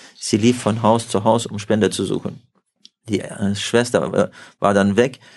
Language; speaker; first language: German; early bilingual, heritage; German